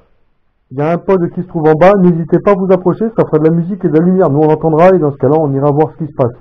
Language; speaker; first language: French; native; French